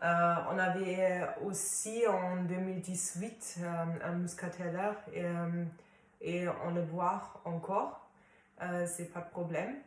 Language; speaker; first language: French; non-native, fluent; German